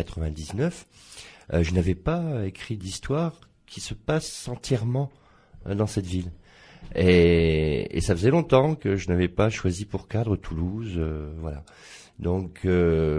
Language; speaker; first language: French; native; French